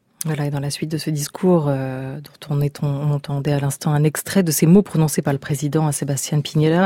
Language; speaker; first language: French; native; French